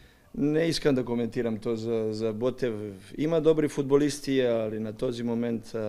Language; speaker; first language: Bulgarian; non-native, learner; Serbian